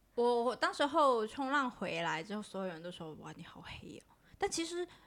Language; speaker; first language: Chinese; non-native, local second language; Cantonese